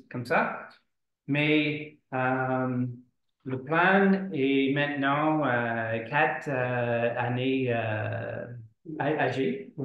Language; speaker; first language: French; non-native, learner; English